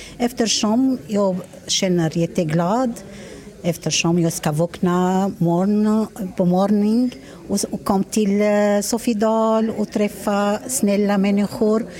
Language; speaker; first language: Swedish; non-native, learner; Arabic